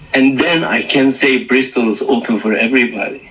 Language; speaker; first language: English; non-native, learner; Turkish